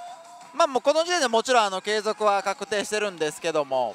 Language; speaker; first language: Japanese; native; Japanese